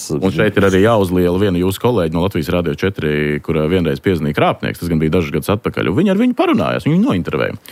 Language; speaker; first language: Latvian; native; Latvian